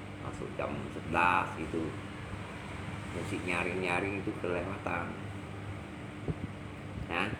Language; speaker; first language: Indonesian; non-native, local second language; Hakka Chinese